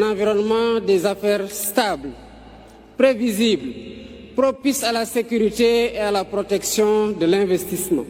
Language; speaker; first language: French; non-native, local second language; Serer